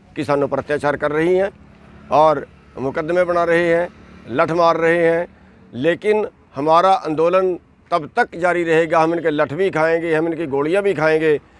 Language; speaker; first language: Hindi; native; Hindi